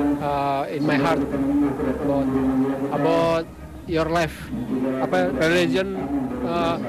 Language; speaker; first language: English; non-native, learner; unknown